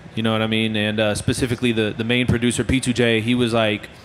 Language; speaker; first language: English; native; English